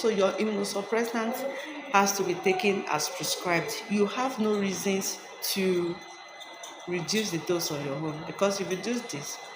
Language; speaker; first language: English; non-native, local second language; Yoruba